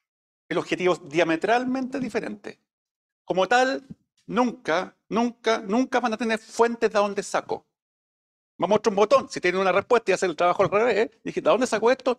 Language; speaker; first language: Spanish; native; Spanish